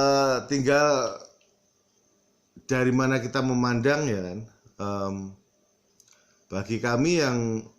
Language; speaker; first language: Indonesian; early bilingual, heritage; Indonesian